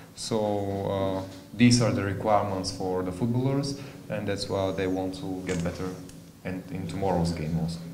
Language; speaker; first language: English; non-native, fluent; Bulgarian